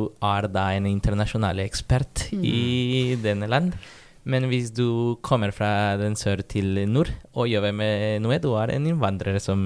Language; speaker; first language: Norwegian; non-native, fluent; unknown